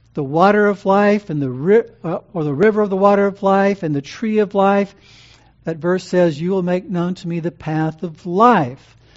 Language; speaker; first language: English; native; English